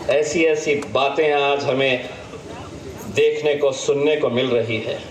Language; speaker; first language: Hindi; non-native, local second language; Marathi